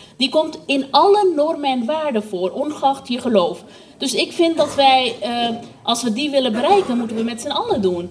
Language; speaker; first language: Dutch; non-native, fluent; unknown